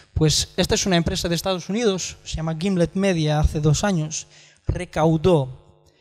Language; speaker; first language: Spanish; non-native, fluent; Romanian